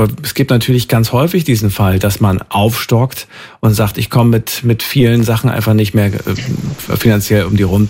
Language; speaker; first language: German; native; German